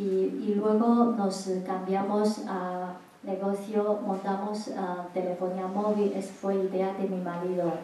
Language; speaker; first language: Spanish; non-native, learner; Chinese